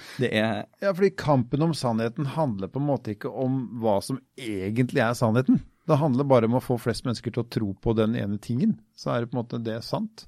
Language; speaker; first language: Norwegian; native; Norwegian